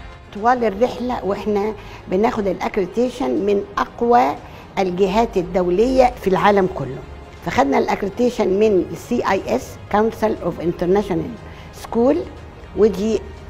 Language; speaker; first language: Arabic; native; Arabic